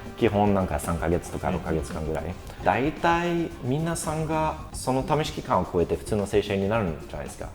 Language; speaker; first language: Japanese; non-native, fluent; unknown